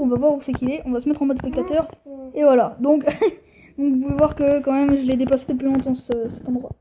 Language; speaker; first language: French; native; French